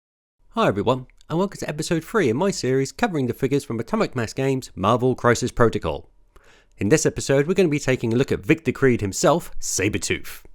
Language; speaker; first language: English; native; English